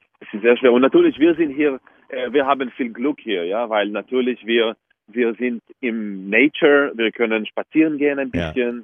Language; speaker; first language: German; non-native, fluent; Hebrew